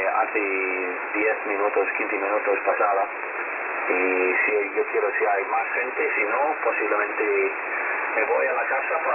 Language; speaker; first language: Spanish; non-native, learner; English